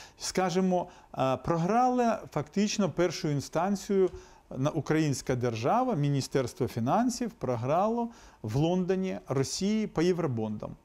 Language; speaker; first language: Ukrainian; non-native, local second language; Russian